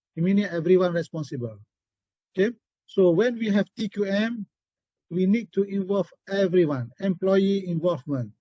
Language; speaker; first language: English; non-native, local second language; Malay